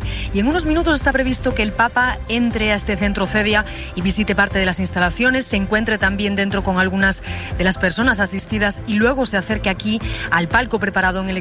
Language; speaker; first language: Spanish; native; Spanish